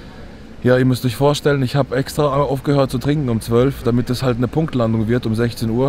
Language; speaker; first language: German; native; German